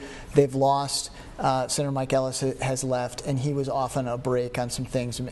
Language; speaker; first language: English; native; English